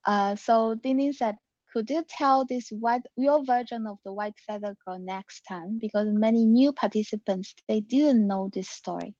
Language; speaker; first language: English; non-native, learner; Chinese